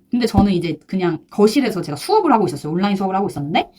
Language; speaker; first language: Korean; native; Korean